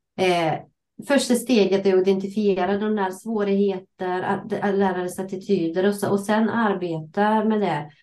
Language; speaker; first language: Swedish; non-native, fluent; Russian